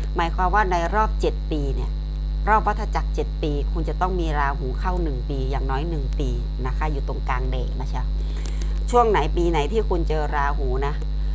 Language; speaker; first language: Thai; non-native, local second language; Chinese